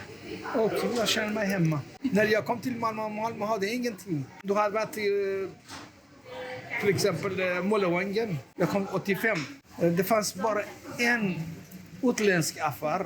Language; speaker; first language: Swedish; non-native, fluent; Persian